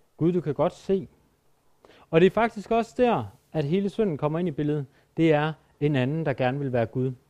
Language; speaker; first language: Danish; native; Danish